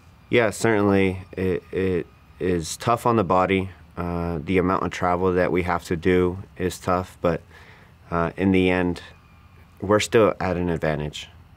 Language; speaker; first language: English; early bilingual, other home language; Spanish